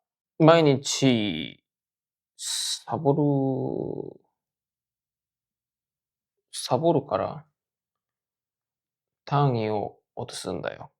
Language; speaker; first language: Japanese; non-native, fluent; Korean